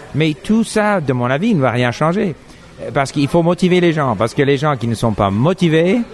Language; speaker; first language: French; non-native, fluent; English